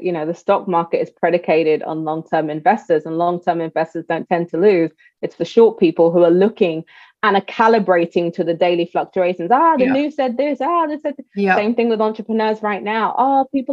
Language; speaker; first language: English; native; English